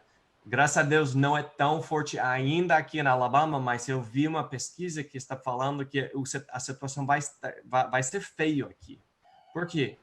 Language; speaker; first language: Portuguese; non-native, fluent; English